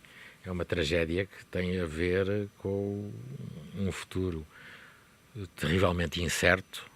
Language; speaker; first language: Portuguese; native; Portuguese